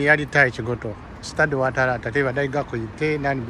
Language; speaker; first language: Japanese; non-native, learner; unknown